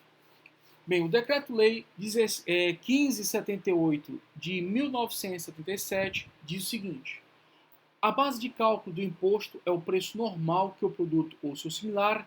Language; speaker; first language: Portuguese; native; Portuguese